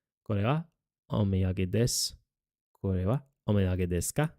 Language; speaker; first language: Japanese; non-native, learner; English